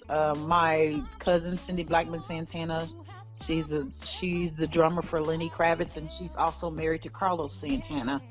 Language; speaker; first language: English; native; English